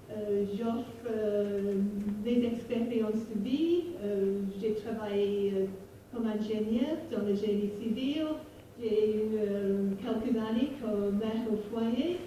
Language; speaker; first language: French; non-native, fluent; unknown